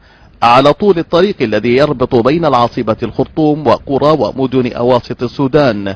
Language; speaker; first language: Arabic; native; Arabic